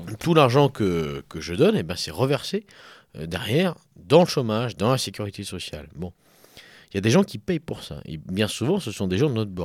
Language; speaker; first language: French; native; French